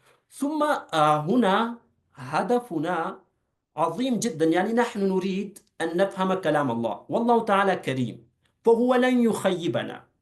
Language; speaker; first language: Arabic; non-native, fluent; Urdu